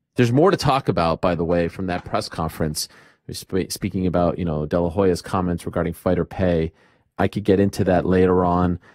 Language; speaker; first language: English; native; English